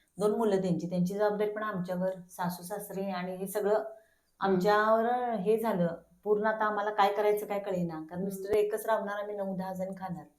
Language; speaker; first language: Marathi; native; Marathi